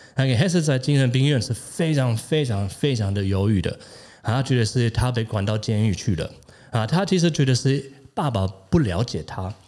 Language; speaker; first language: Chinese; non-native, fluent; German